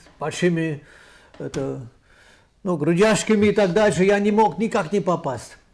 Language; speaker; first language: Russian; non-native, fluent; German